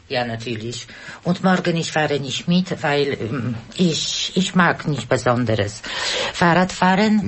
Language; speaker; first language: German; non-native, learner; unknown